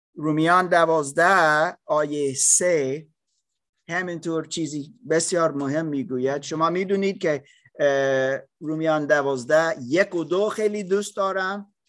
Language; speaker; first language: Persian; non-native, learner; English